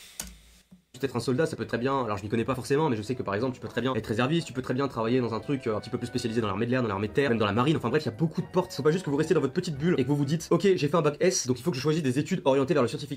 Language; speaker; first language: French; native; French